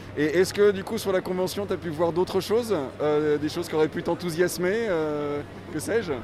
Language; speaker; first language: French; native; French